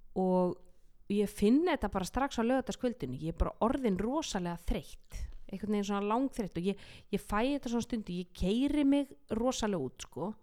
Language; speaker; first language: Icelandic; native; Icelandic